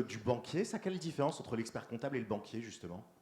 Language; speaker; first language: French; native; French